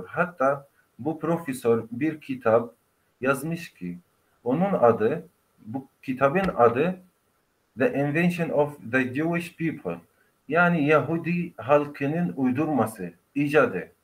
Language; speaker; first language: Turkish; non-native, fluent; Arabic